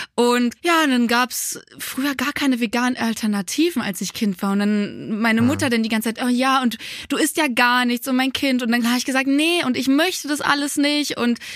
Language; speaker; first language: German; early bilingual, other home language; Polish